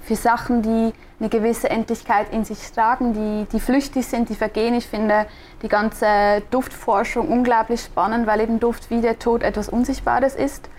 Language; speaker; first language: German; non-native, local second language; Swiss German